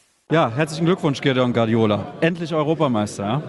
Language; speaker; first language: German; native; German